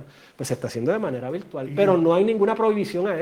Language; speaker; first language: Spanish; native; Spanish